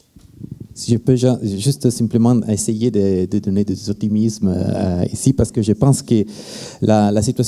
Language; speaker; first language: French; non-native, fluent; Italian